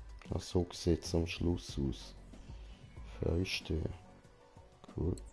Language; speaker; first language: German; native; German